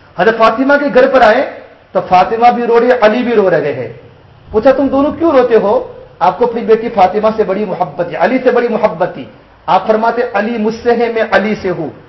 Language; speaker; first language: Urdu; non-native, local second language; Gujarati